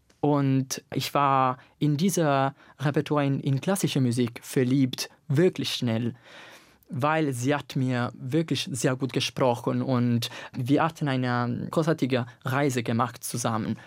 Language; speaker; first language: German; non-native, fluent; Italian